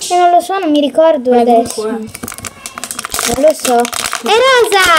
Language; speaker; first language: Italian; native; Italian